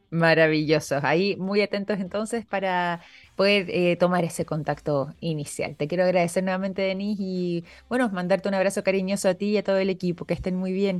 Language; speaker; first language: Spanish; native; Spanish